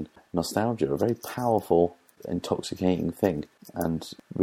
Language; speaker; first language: English; native; English